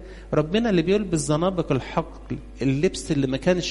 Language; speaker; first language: Arabic; native; Arabic